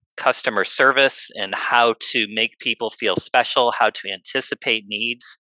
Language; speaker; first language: English; native; English